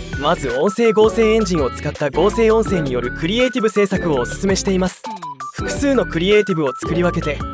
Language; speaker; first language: Japanese; native; Japanese